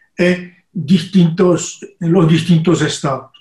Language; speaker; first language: Spanish; non-native, fluent; Portuguese